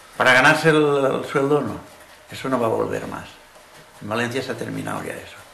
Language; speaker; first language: Spanish; non-native, local second language; Catalan